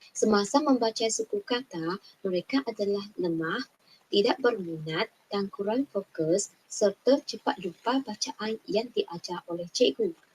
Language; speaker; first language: Malay; non-native, local second language; Chinese